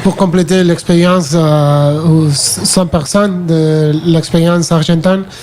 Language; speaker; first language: French; non-native, fluent; Spanish